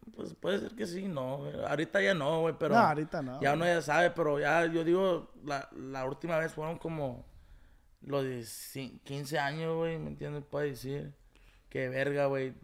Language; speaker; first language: Spanish; early bilingual, heritage; Spanish